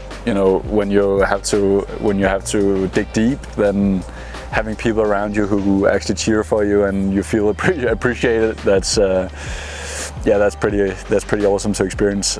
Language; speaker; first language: English; non-native, fluent; Danish